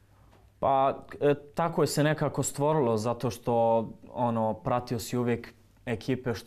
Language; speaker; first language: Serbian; early bilingual, heritage; Croatian